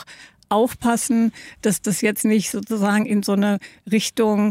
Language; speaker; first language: German; native; German